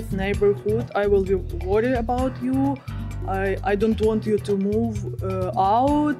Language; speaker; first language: English; non-native, learner; Ukrainian